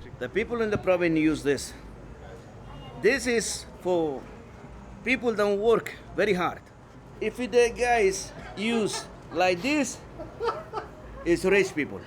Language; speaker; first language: English; non-native, learner; Spanish